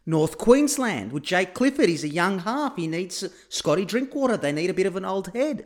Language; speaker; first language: English; early bilingual, other home language; Turkish